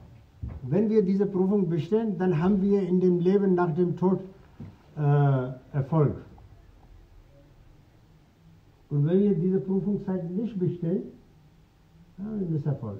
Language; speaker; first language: German; non-native, fluent; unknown